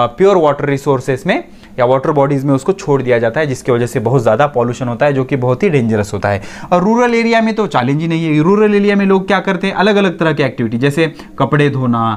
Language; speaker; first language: Hindi; non-native, local second language; Marathi